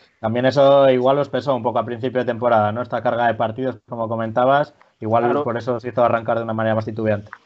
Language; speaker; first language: Spanish; native; Spanish